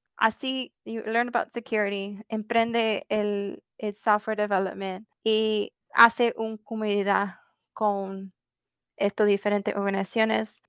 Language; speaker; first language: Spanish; early bilingual, heritage; Spanish